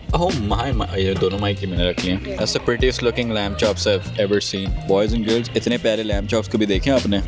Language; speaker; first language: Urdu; native; Urdu